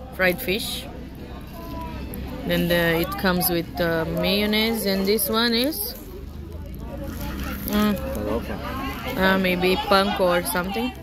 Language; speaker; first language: English; non-native, learner; Portuguese